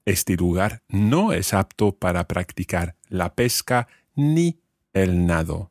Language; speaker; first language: Spanish; non-native, fluent; English